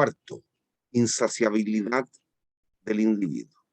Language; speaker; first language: Spanish; native; Spanish